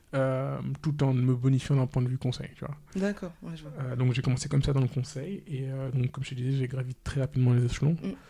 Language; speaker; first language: French; non-native, local second language; Wolof